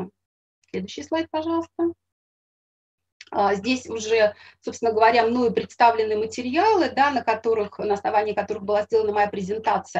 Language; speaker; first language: Russian; native; Russian